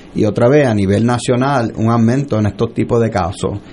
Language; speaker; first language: Spanish; early bilingual, heritage; Spanish